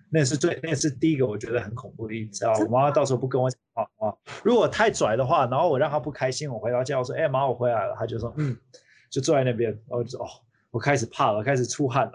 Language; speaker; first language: Chinese; early bilingual, heritage; Chinese